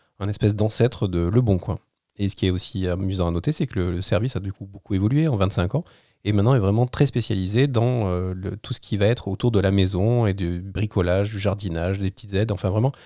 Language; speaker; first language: French; native; French